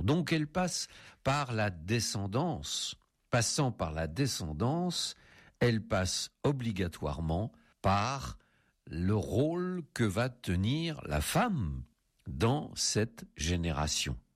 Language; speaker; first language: French; native; French